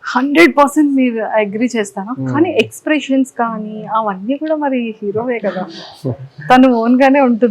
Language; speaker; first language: Telugu; native; Telugu